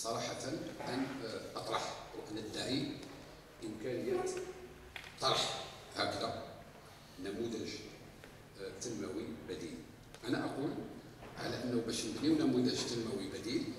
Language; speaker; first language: Arabic; native; Arabic